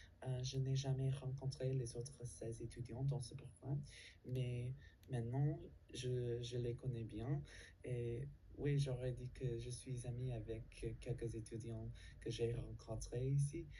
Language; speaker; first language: French; non-native, learner; English